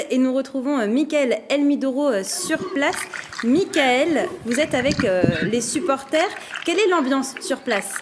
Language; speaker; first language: French; native; French